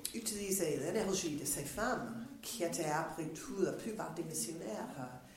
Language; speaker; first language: French; non-native, fluent; English